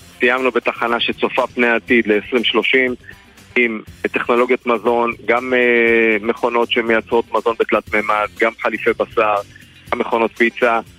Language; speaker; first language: Hebrew; native; Hebrew